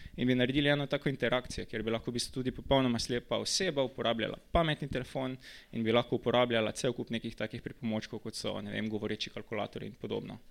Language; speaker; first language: Slovenian; native; Slovenian